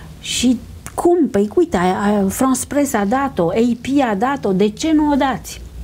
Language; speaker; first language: Romanian; early bilingual, heritage; Romanian